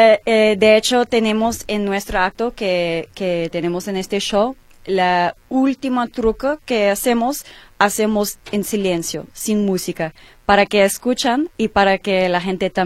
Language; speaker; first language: Spanish; non-native, learner; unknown